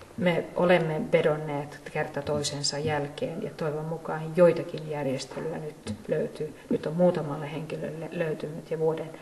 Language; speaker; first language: Finnish; non-native, local second language; Swedish